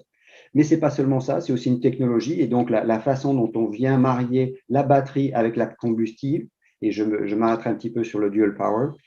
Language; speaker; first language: French; native; French